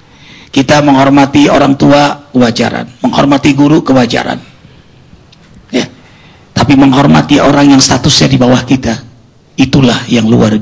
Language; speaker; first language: Indonesian; native; Indonesian